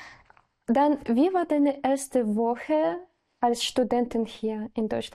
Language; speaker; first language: German; non-native, learner; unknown